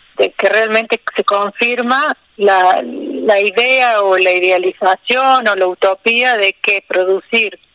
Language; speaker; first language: Spanish; native; Spanish